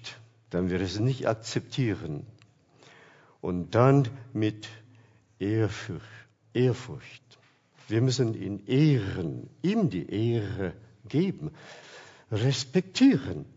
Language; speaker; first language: German; non-native, fluent; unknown